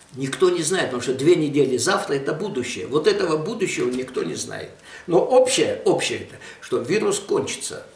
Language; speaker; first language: Russian; non-native, local second language; Armenian